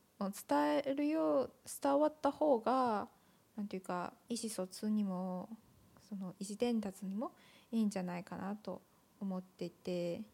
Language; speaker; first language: Japanese; non-native, fluent; Chinese